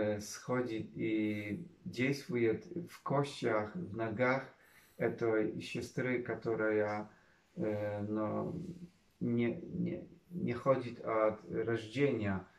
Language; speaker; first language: Russian; non-native, learner; Polish